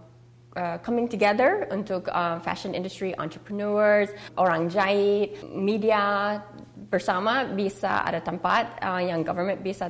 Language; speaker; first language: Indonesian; early bilingual, heritage; English